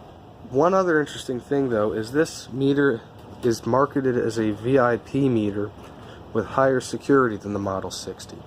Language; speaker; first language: English; native; English